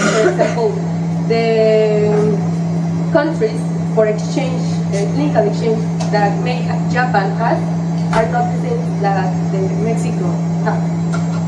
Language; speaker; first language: English; non-native, fluent; Spanish